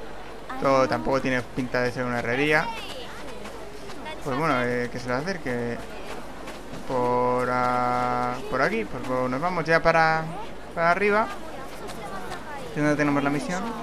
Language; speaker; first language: Spanish; native; Spanish